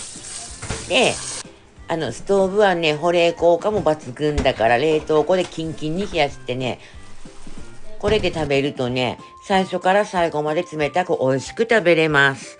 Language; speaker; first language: Japanese; native; Japanese